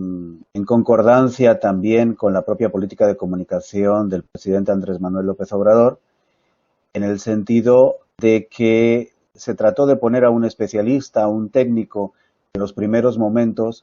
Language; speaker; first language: Spanish; native; Spanish